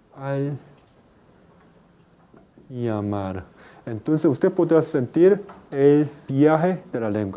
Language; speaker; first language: Spanish; non-native, fluent; Korean